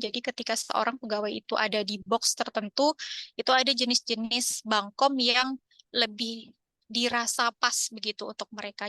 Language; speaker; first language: Indonesian; native; Indonesian